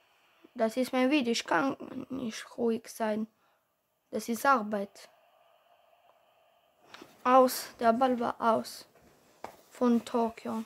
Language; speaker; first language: German; non-native, learner; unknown